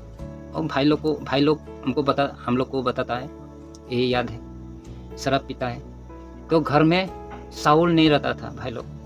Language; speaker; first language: Hindi; non-native, local second language; Nepali